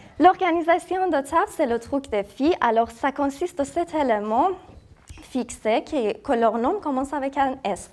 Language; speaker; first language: French; non-native, fluent; Persian